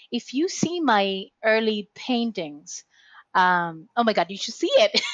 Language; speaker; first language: English; non-native, fluent; Spanish